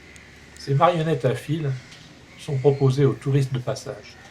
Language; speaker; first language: French; native; French